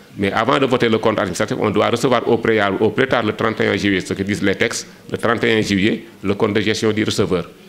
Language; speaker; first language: French; non-native, local second language; Wolof